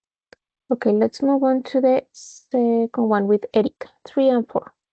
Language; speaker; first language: English; non-native, fluent; Spanish